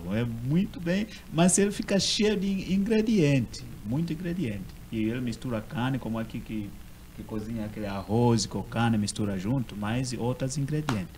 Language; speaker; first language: Portuguese; non-native, learner; Swahili